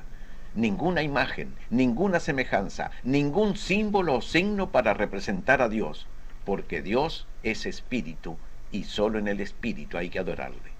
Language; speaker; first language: Spanish; native; Spanish